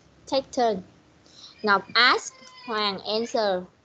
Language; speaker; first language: English; non-native, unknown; Vietnamese